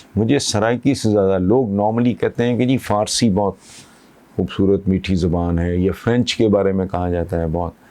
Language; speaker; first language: Urdu; non-native, local second language; Punjabi